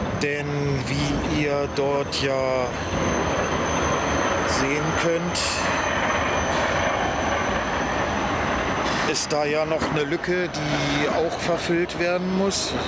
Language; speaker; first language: German; native; German